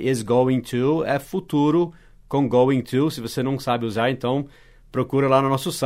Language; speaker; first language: Portuguese; non-native, fluent; English